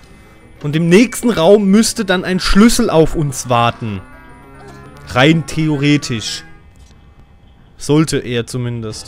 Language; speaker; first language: German; native; German